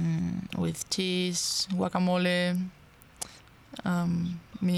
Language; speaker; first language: English; non-native, learner; Spanish